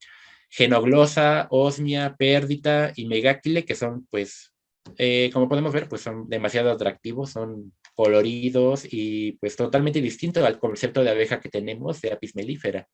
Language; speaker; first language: Spanish; native; Spanish